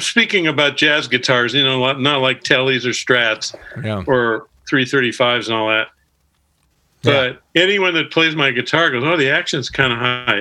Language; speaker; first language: English; native; English